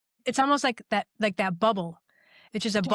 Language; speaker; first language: English; native; English